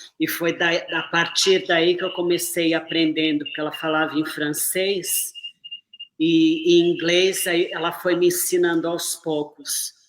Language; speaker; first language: Portuguese; native; Portuguese